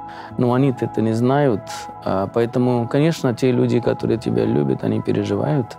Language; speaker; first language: Russian; non-native, fluent; Punjabi